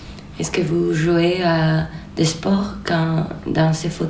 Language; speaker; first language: French; non-native, learner; Spanish